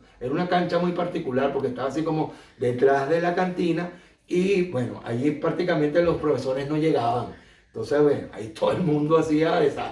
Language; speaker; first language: Spanish; native; Spanish